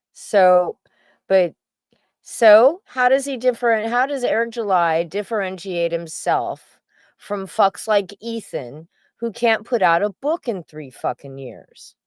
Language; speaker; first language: English; native; English